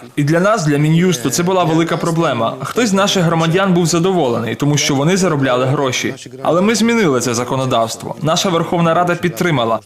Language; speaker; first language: Ukrainian; non-native, fluent; Georgian